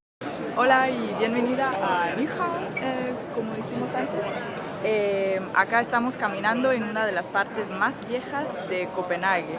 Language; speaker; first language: Spanish; non-native, fluent; Danish